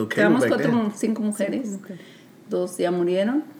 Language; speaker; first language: Spanish; native; Spanish